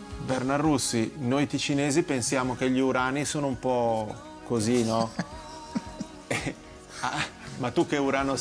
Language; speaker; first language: Italian; native; Italian